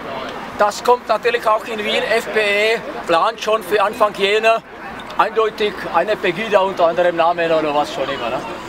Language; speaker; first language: German; non-native, fluent; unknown